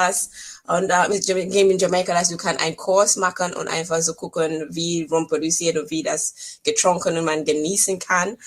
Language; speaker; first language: German; non-native, fluent; English